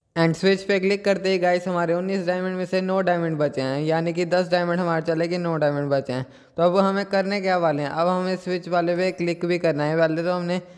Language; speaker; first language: Hindi; native; Hindi